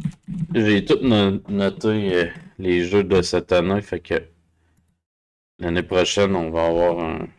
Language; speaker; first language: French; native; French